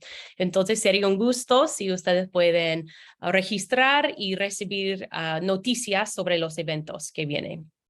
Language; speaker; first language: Spanish; non-native, fluent; English